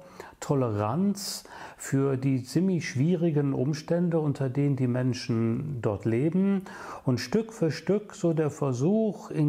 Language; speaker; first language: German; native; German